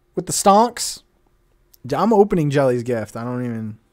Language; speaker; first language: English; native; English